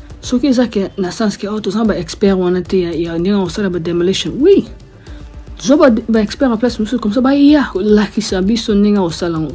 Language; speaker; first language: French; non-native, fluent; English